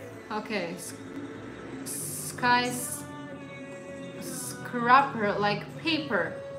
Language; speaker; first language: English; non-native, fluent; Russian